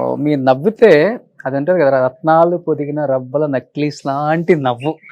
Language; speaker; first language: Telugu; native; Telugu